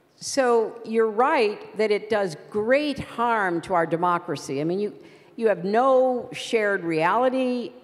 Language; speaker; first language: English; native; English